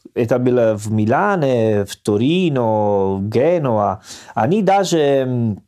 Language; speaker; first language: Russian; non-native, fluent; Italian